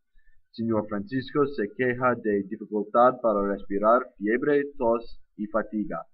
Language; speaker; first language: Spanish; non-native, learner; English